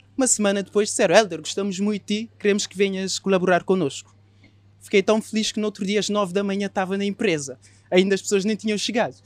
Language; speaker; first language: Portuguese; non-native, local second language; Kabuverdianu